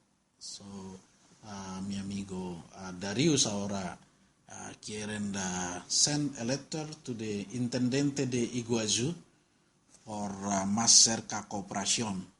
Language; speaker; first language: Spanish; non-native, learner; Indonesian